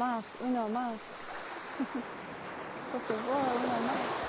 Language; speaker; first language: Spanish; non-native, learner; English